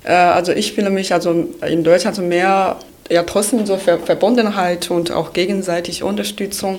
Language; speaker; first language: German; non-native, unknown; Chinese